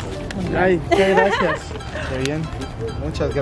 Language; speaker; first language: Spanish; native; Spanish